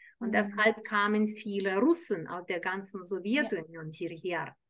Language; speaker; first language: German; non-native, fluent; Lithuanian